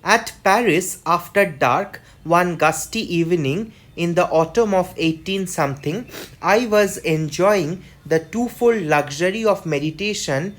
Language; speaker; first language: English; non-native, local second language; Bangla